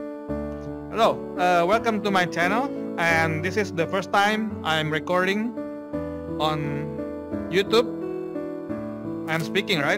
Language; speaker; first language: English; non-native, fluent; Indonesian